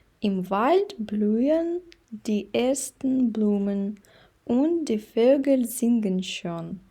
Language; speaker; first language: German; non-native, fluent; Ukrainian